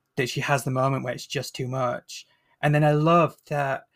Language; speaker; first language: English; native; English